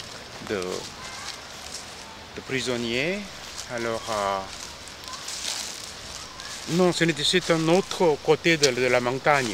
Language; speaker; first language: French; non-native, fluent; Korean